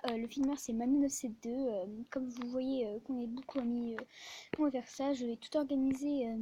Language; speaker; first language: French; native; French